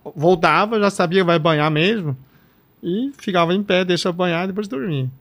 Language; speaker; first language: Portuguese; non-native, fluent; Chinese